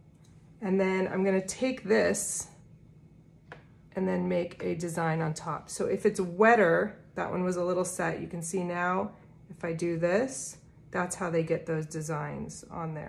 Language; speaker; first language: English; native; English